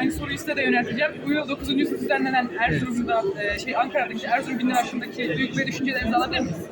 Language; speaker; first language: Turkish; native; Turkish